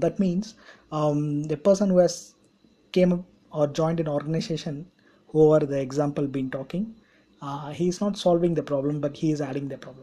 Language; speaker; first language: English; non-native, local second language; Tamil